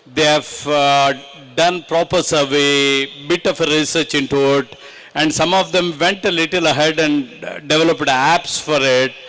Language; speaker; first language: English; non-native, local second language; Telugu